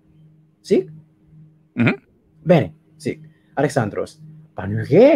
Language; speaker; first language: Greek; non-native, fluent; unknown